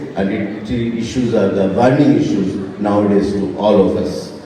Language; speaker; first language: English; non-native, local second language; Bangla